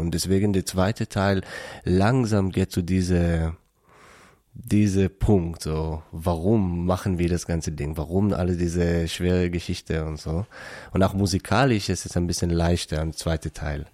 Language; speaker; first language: German; non-native, learner; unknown